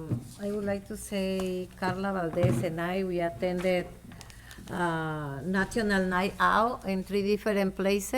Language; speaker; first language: English; non-native, local second language; Spanish